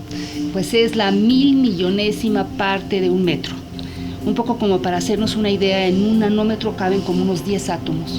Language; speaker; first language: Spanish; native; Spanish